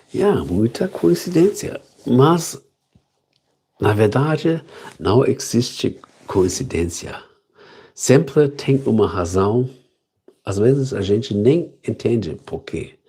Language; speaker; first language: Portuguese; non-native, learner; German